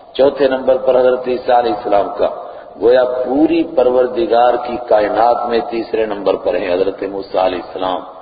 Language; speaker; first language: Urdu; native; Urdu